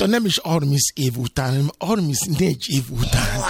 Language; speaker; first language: Hungarian; non-native, learner; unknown